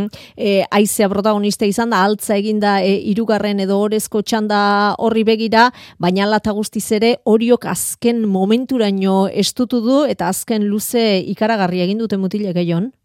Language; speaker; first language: Basque; native; Basque